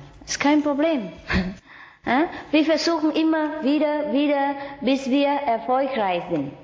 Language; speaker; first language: German; non-native, learner; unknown